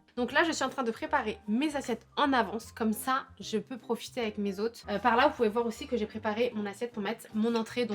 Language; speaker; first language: French; native; French